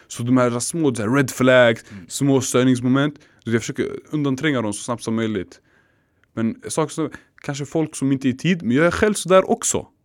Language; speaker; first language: Swedish; early bilingual, other home language; Arabic